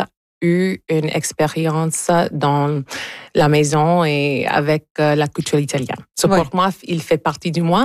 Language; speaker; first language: French; non-native, local second language; English